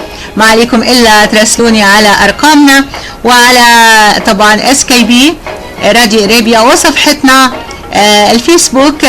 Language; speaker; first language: Arabic; native; Arabic